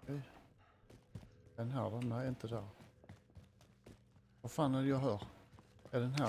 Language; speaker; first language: Swedish; native; Swedish